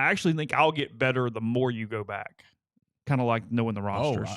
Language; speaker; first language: English; native; English